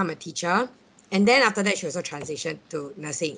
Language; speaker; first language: English; non-native, local second language; Cantonese